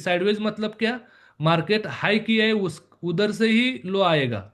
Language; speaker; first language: Hindi; non-native, local second language; Marathi